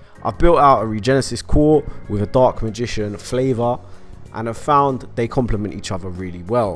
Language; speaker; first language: English; native; English